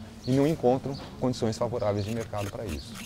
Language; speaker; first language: Portuguese; native; Portuguese